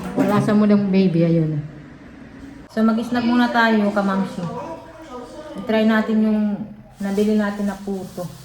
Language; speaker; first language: Filipino; non-native, local second language; Cebuano